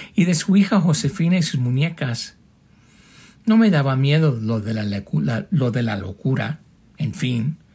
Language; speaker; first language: Spanish; early bilingual, heritage; Spanish